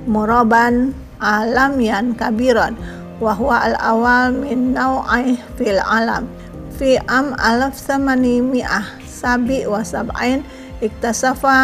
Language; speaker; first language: Arabic; non-native, learner; Indonesian